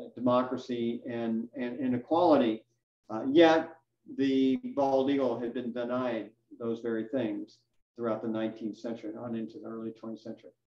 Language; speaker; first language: English; native; English